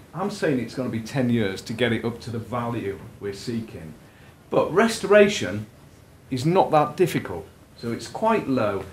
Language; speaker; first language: English; native; English